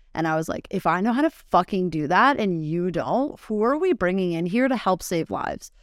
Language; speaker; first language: English; native; English